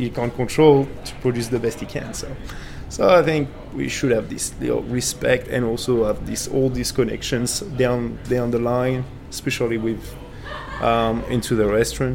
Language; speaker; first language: English; non-native, fluent; French